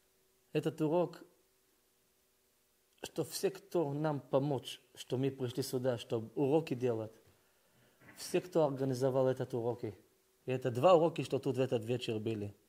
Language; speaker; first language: Russian; early bilingual, heritage; Russian